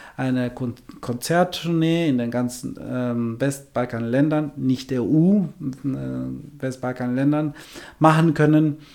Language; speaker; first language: German; non-native, fluent; Albanian